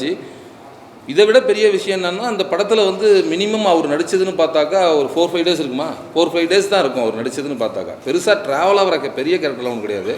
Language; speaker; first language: Tamil; native; Tamil